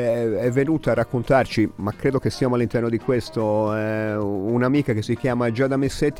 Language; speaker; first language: Italian; native; Italian